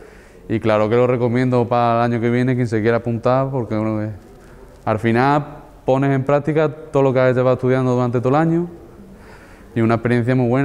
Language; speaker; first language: Spanish; native; Spanish